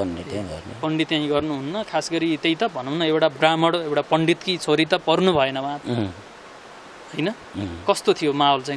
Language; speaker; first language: Nepali; native; Nepali